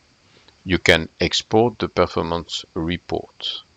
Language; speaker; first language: English; non-native, fluent; French